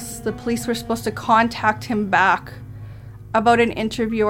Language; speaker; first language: English; native; English